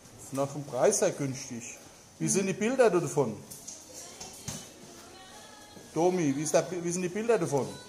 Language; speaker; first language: German; native; German